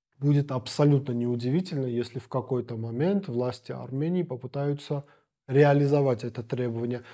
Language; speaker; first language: Russian; non-native, local second language; Armenian